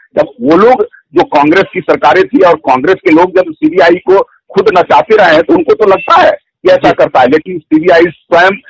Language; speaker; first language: Hindi; native; Hindi